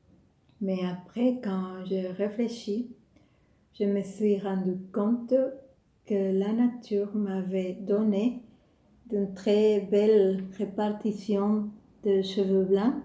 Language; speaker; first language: French; non-native, fluent; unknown